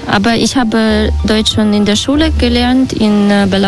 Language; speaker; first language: German; non-native, learner; Russian